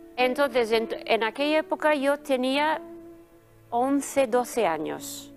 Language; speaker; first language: Spanish; early bilingual, other home language; English